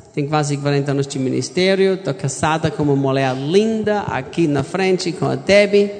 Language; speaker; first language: Portuguese; non-native, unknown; German